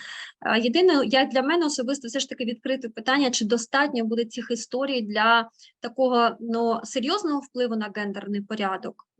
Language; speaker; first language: Ukrainian; native; Ukrainian